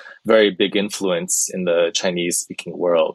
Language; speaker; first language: English; early bilingual, other home language; Chinese